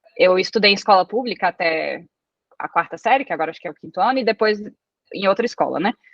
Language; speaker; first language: Portuguese; early bilingual, other home language; Italian